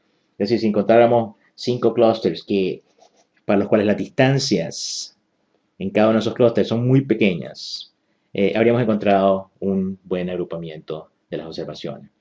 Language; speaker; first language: Spanish; native; Spanish